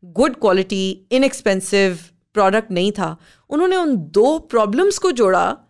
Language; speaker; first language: Hindi; native; Hindi